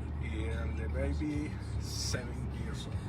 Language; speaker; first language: English; non-native, learner; Spanish